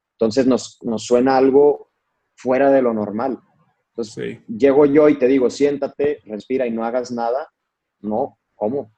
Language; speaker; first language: Spanish; native; Spanish